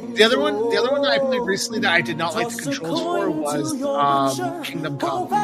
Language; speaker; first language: English; native; English